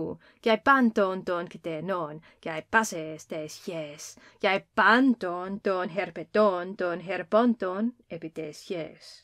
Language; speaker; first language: Greek; non-native, fluent; English